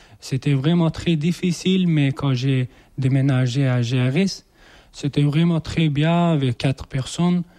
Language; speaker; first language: French; non-native, learner; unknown